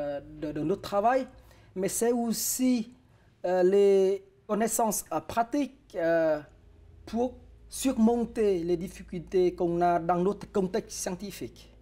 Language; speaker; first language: French; non-native, fluent; Vietnamese